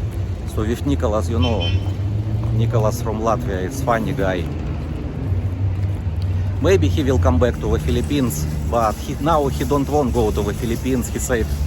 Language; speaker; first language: English; non-native, learner; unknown